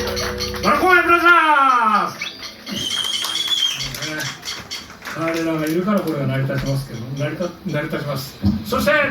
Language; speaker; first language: Japanese; native; Japanese